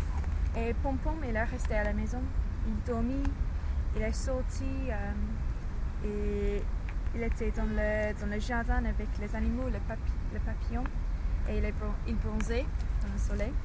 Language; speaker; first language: French; non-native, learner; English